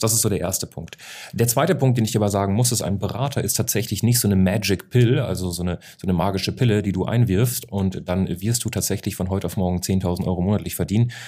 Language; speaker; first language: German; native; German